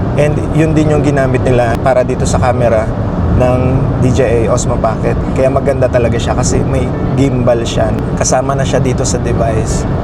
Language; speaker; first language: Filipino; native; Filipino